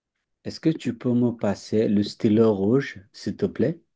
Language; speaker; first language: French; non-native, fluent; Bangla